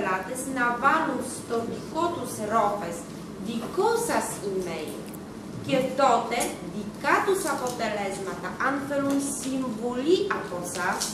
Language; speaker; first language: Greek; non-native, fluent; Russian